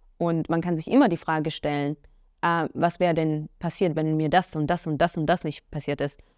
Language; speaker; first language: German; early bilingual, other home language; Arabic